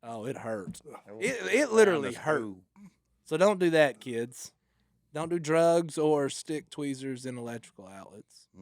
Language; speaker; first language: English; native; English